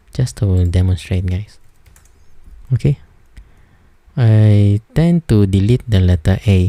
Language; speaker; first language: English; non-native, local second language; Filipino